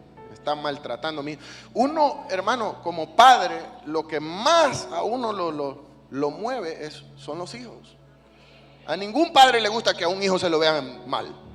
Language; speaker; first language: Spanish; native; Spanish